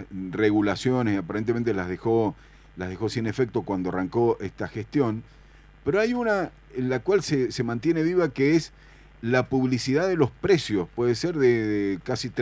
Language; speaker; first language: Spanish; native; Spanish